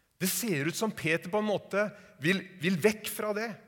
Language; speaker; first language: Norwegian; native; Norwegian